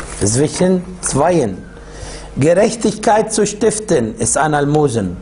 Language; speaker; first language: German; non-native, fluent; Arabic